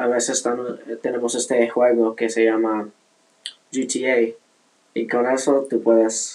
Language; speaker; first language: Spanish; non-native, learner; English